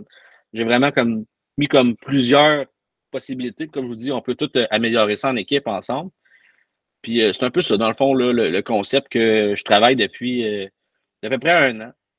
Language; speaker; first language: French; native; French